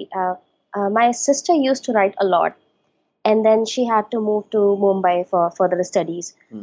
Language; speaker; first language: English; non-native, local second language; Hindi